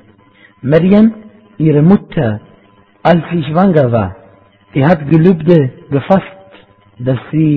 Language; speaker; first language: German; non-native, fluent; Arabic